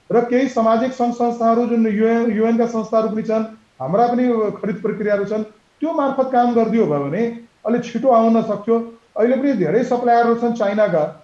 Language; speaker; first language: Nepali; native; Nepali